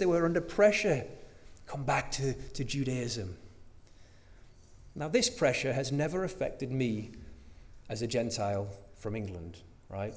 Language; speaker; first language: English; native; English